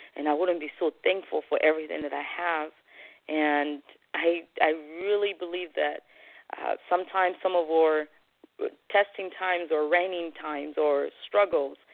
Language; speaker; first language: English; non-native, fluent; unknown